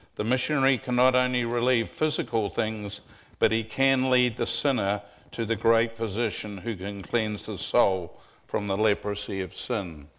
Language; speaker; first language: English; native; English